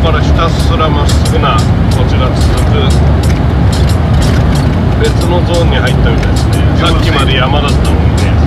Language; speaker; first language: Japanese; native; Japanese